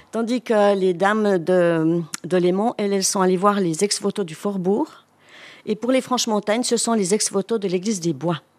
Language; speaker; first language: French; native; French